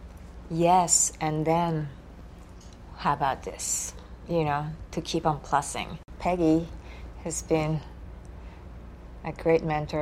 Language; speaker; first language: English; non-native, fluent; Japanese